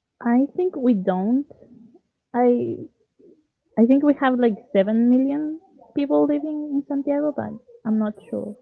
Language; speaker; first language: English; non-native, learner; Spanish